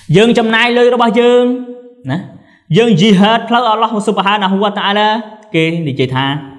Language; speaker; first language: Khmer; non-native, local second language; Eastern Cham